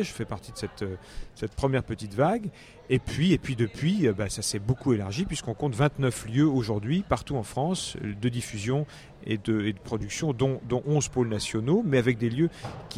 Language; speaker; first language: French; native; French